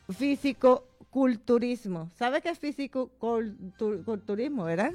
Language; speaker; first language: Spanish; native; Spanish